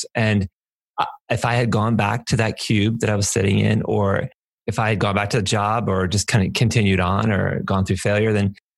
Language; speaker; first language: English; native; English